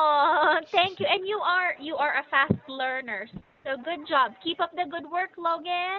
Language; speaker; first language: English; non-native, fluent; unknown